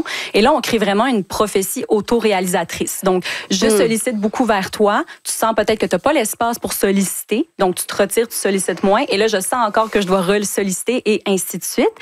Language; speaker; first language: French; native; French